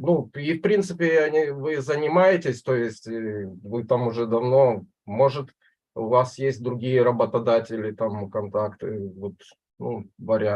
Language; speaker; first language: Russian; non-native, local second language; Ukrainian